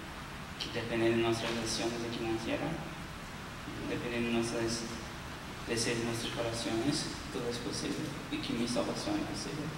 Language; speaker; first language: Spanish; non-native, learner; Portuguese